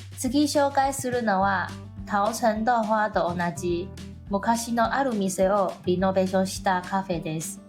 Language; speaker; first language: Japanese; non-native, fluent; Chinese